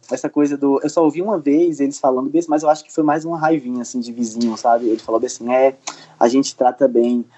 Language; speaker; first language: Portuguese; native; Portuguese